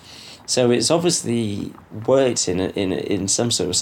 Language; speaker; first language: English; native; English